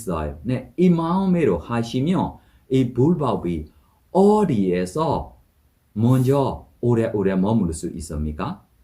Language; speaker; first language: Korean; non-native, fluent; Burmese